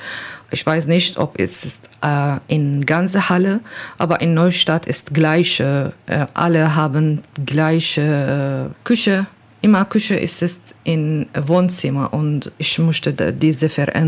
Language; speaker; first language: German; non-native, learner; Kurdish